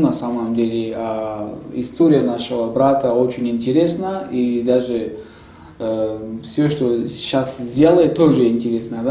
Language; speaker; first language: Russian; non-native, local second language; Tajik